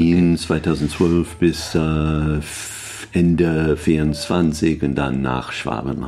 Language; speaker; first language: German; non-native, learner; English